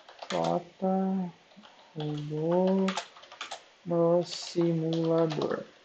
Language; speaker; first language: Portuguese; native; Portuguese